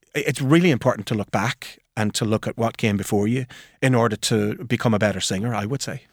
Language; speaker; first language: English; native; English